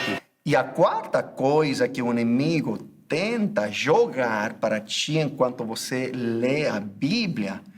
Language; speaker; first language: Portuguese; non-native, fluent; English